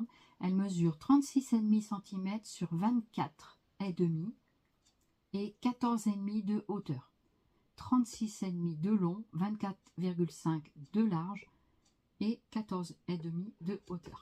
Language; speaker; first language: French; native; French